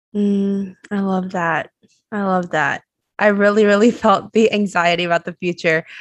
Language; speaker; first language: English; non-native, fluent; Chinese